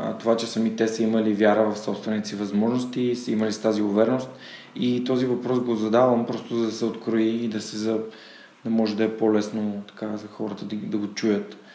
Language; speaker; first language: Bulgarian; native; Bulgarian